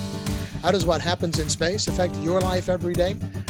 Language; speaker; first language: English; native; English